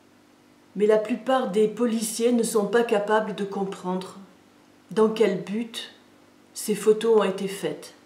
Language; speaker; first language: French; native; French